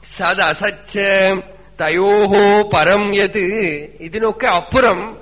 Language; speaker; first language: Malayalam; non-native, local second language; Tamil